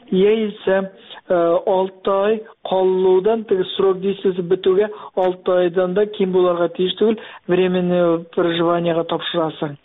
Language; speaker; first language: Tatar; early bilingual, heritage; Tatar